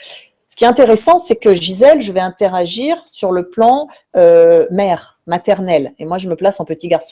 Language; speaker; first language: French; native; French